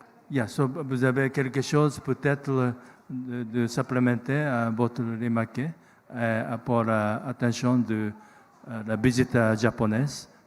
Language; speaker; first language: French; non-native, learner; Japanese